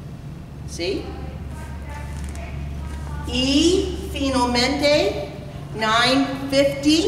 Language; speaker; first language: Spanish; non-native, fluent; English